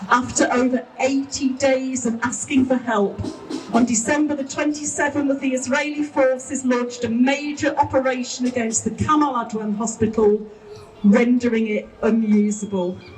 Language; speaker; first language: English; native; English